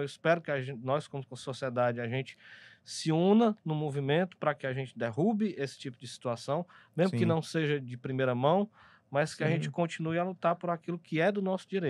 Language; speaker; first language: Portuguese; native; Portuguese